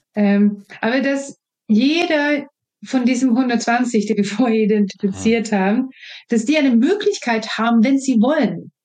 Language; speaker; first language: German; non-native, fluent; Swedish